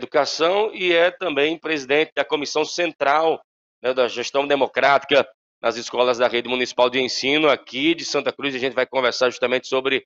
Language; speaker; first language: Portuguese; native; Portuguese